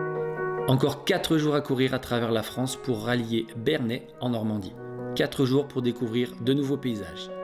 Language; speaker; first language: French; native; French